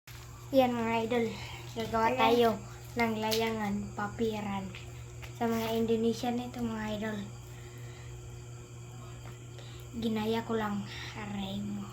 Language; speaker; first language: Filipino; non-native, local second language; Cebuano